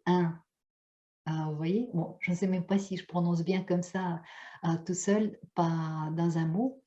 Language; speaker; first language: French; non-native, fluent; Russian